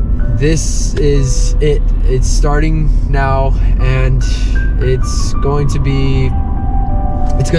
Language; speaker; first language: English; native; English